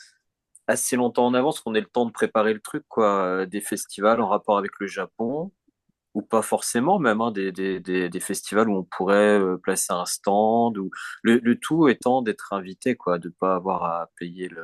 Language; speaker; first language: French; native; French